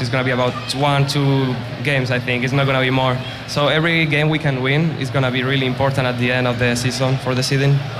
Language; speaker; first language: English; non-native, fluent; Spanish